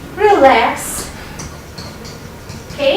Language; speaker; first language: English; non-native, fluent; Russian